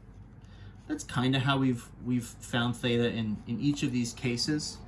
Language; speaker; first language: English; native; English